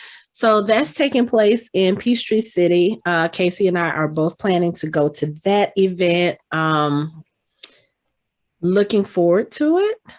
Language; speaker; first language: English; native; English